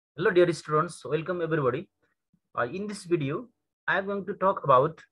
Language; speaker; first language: English; non-native, local second language; Nepali